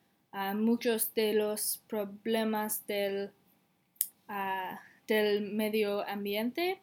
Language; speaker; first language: Spanish; non-native, learner; English